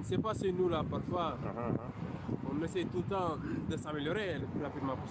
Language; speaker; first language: French; non-native, local second language; Wolof